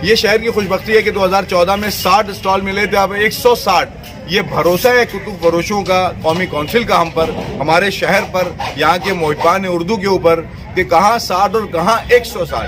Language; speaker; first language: Hindi; native; Hindi